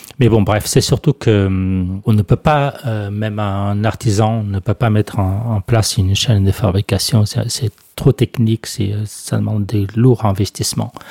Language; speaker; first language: French; non-native, fluent; Portuguese